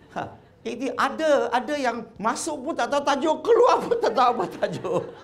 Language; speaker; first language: Malay; non-native, local second language; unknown